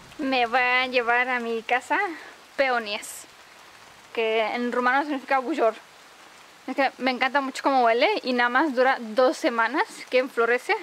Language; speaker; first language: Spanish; non-native, fluent; Romanian